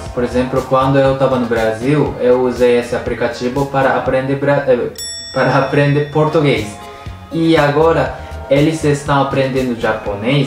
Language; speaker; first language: Portuguese; non-native, learner; Japanese